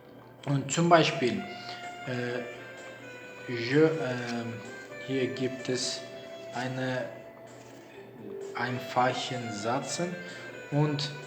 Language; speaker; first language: German; non-native, learner; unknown